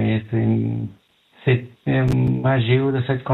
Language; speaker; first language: French; non-native, learner; Pashto